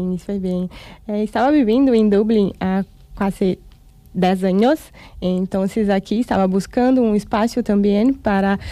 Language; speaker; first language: Spanish; non-native, fluent; Portuguese